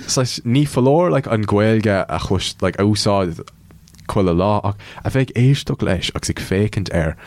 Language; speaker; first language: Irish; non-native, local second language; English